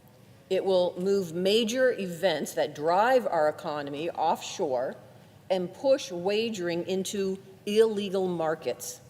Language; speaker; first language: English; native; English